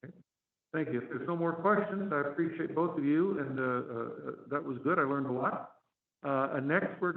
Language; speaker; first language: English; native; English